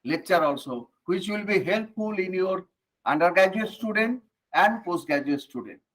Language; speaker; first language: English; non-native, local second language; Bangla